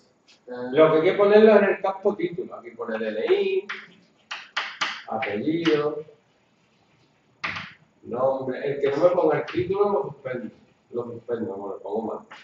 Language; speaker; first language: Spanish; native; Spanish